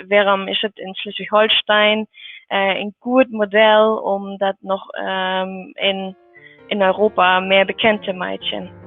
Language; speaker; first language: Dutch; non-native, learner; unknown